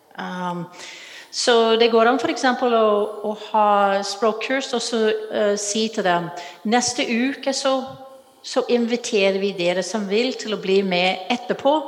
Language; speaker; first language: Norwegian; non-native, fluent; English